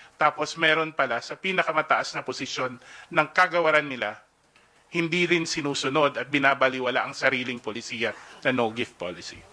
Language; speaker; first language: Filipino; native; Filipino